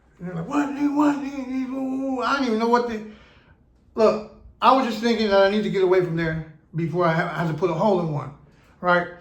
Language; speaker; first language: English; native; English